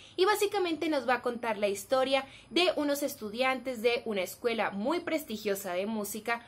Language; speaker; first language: Spanish; native; Spanish